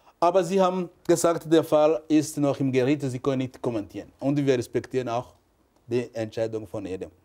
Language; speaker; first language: German; non-native, fluent; French